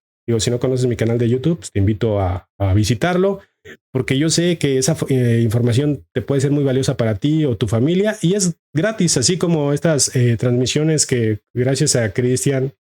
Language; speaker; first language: Spanish; native; Spanish